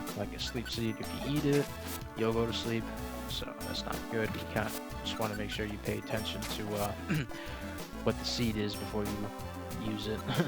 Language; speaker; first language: English; native; English